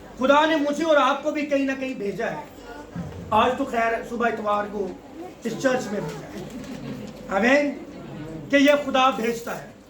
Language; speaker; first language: Urdu; non-native, local second language; Punjabi